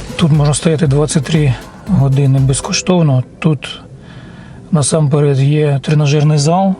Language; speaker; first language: Ukrainian; non-native, local second language; Russian